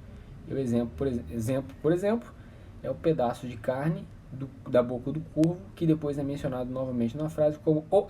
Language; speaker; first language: Portuguese; native; Portuguese